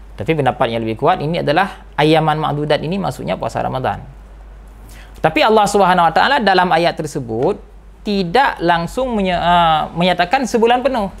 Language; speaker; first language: Malay; non-native, local second language; Achinese